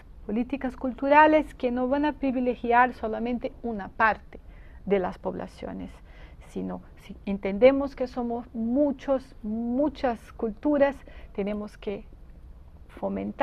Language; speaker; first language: Spanish; non-native, fluent; Portuguese